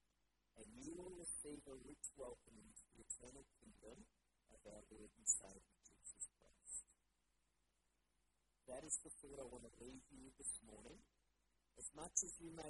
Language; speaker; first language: English; native; English